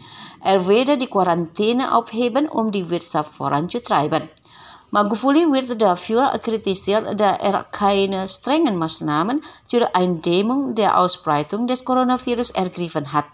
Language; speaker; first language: German; non-native, fluent; Indonesian